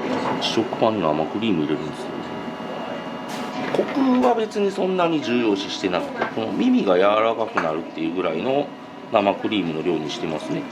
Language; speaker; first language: Japanese; native; Japanese